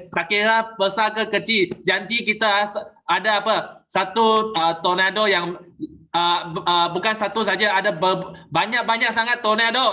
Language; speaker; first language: Malay; native; Malay